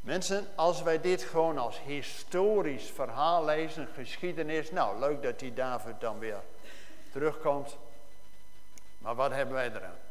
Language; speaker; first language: Dutch; native; Dutch